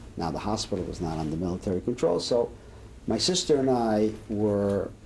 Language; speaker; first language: English; early bilingual, other home language; Serbian